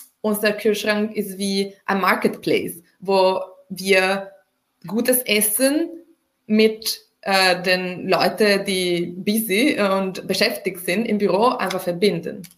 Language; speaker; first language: German; non-native, fluent; Italian